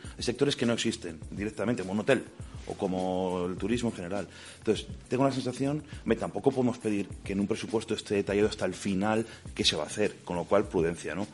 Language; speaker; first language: Spanish; native; Spanish